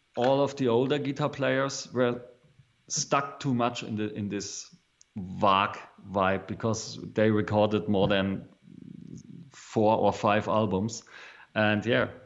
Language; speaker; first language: English; non-native, fluent; German